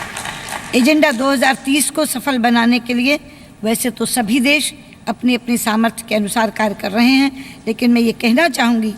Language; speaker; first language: Hindi; native; Hindi